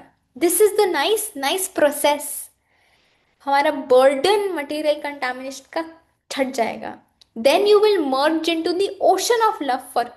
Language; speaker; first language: Hindi; native; Hindi